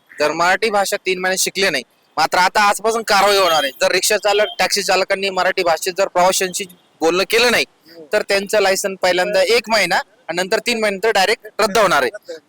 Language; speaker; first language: Marathi; native; Marathi